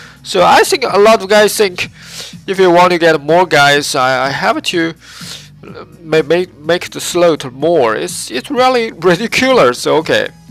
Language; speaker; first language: English; non-native, learner; Japanese